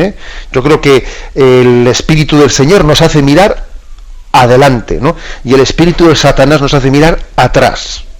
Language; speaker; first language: Spanish; native; Spanish